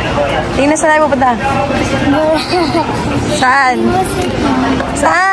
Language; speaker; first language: Filipino; native; Filipino